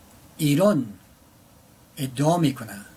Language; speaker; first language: Persian; native; Persian